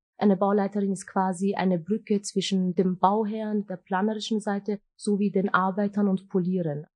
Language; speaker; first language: German; early bilingual, other home language; Turkish